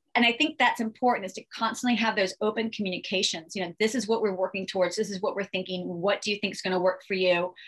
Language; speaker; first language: English; native; English